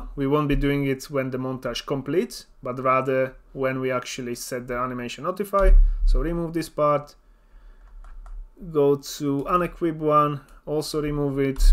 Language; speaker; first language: English; non-native, fluent; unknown